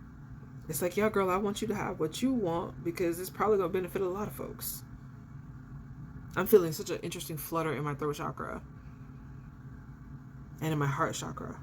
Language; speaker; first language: English; native; English